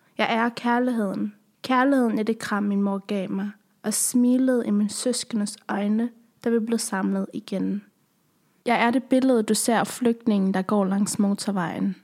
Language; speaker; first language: Danish; early bilingual, other home language; Persian